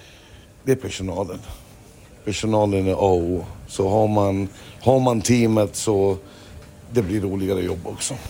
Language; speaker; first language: Swedish; non-native, fluent; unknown